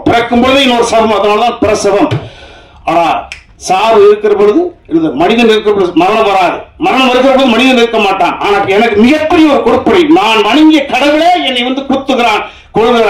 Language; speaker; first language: Tamil; native; Tamil